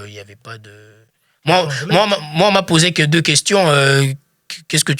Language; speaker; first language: French; native; French